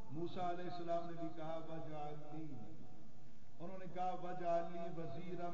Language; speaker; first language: Urdu; native; Urdu